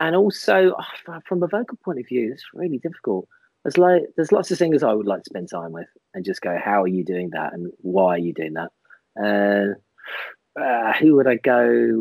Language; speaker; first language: English; native; English